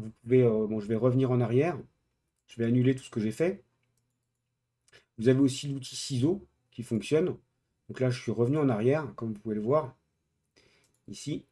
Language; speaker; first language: French; native; French